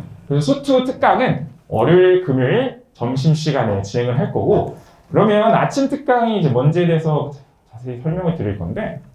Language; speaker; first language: Korean; native; Korean